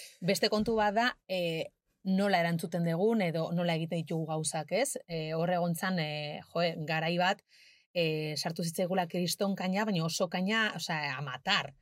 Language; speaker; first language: Basque; non-native, local second language; Spanish